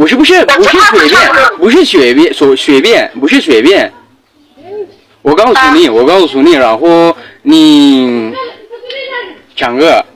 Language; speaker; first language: Chinese; non-native, fluent; Amharic